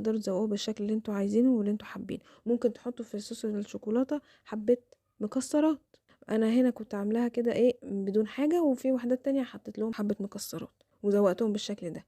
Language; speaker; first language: Arabic; native; Arabic